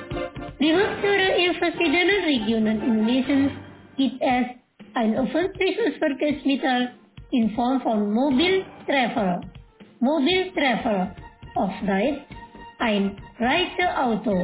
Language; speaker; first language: German; non-native, fluent; Indonesian